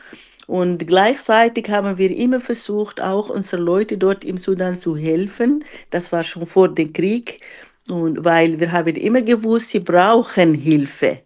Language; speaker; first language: German; non-native, fluent; Arabic